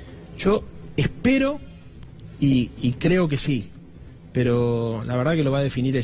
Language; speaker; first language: Spanish; native; Spanish